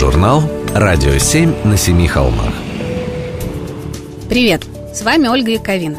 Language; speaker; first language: Russian; native; Russian